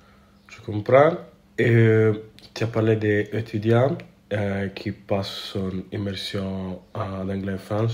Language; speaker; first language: French; non-native, learner; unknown